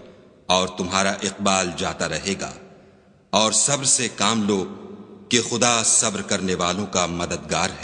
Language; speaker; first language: Urdu; native; Urdu